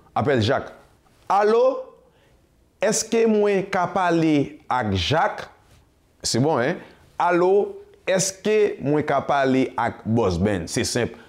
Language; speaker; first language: French; non-native, local second language; Haitian Creole